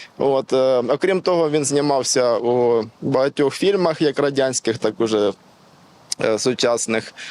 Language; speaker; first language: Ukrainian; native; Ukrainian